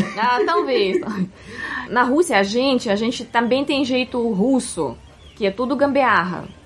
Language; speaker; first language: Portuguese; non-native, fluent; Russian